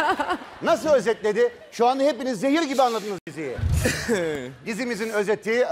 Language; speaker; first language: Turkish; native; Turkish